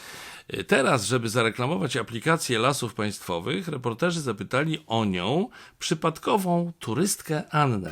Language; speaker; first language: Polish; native; Polish